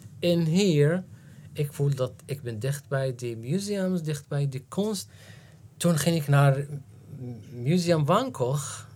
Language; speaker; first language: Dutch; non-native, learner; Arabic